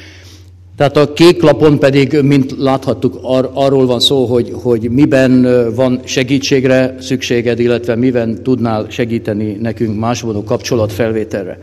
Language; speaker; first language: Hungarian; native; Hungarian